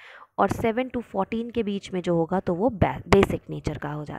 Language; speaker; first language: Hindi; native; Hindi